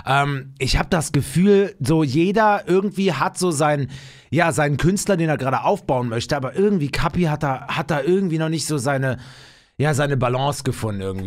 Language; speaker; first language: German; native; German